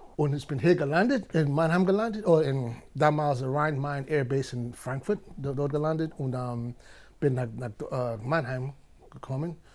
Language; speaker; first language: German; non-native, fluent; English